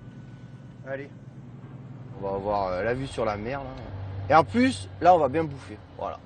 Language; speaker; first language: French; native; French